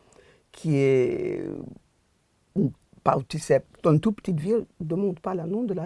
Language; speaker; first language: French; non-native, fluent; English